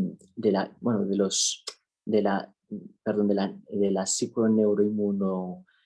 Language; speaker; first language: Spanish; native; Spanish